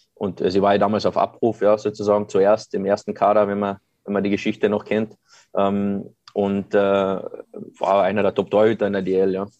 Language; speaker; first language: German; native; German